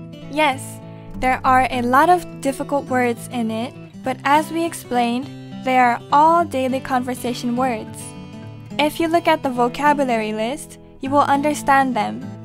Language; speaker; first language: English; early bilingual, other home language; Japanese